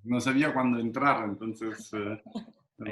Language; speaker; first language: Spanish; non-native, fluent; Italian